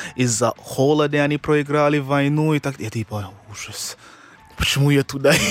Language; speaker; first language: Russian; non-native, fluent; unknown